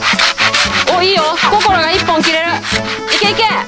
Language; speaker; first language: Japanese; native; Japanese